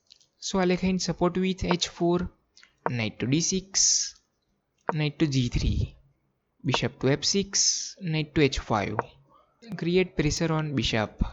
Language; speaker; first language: English; non-native, fluent; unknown